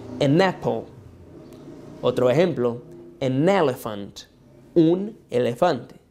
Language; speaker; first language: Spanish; non-native, fluent; Portuguese